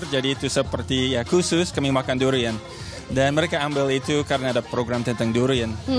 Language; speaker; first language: Indonesian; non-native, fluent; English